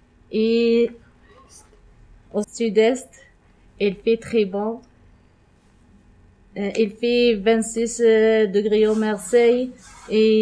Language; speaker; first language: French; non-native, learner; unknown